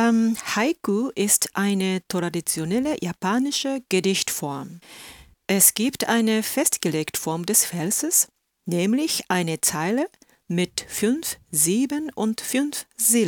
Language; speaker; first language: German; non-native, fluent; Japanese